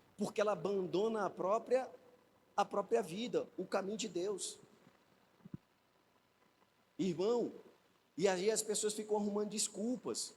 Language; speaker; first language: Portuguese; native; Portuguese